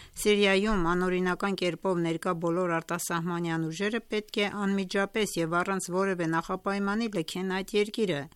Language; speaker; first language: Armenian; native; Armenian